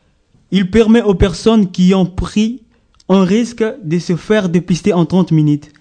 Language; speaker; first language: French; native; French